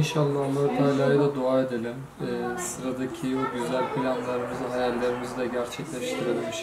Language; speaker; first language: Turkish; native; Turkish